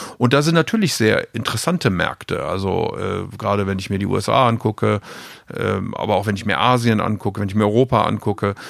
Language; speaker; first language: German; native; German